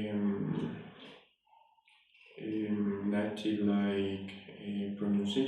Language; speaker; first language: English; non-native, learner; Spanish